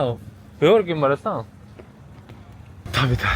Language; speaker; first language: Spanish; early bilingual, heritage; Japanese